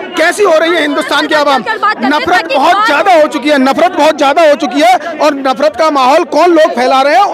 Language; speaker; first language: Hindi; native; Hindi